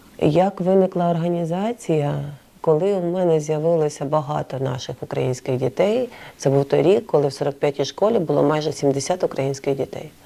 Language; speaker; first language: Ukrainian; native; Ukrainian